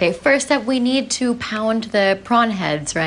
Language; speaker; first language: English; native; English